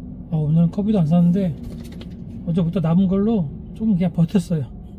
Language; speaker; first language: Korean; native; Korean